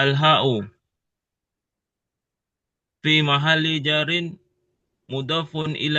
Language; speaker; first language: Arabic; non-native, learner; Indonesian